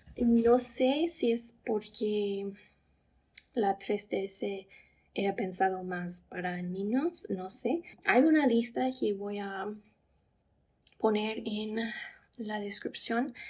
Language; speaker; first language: Spanish; non-native, fluent; English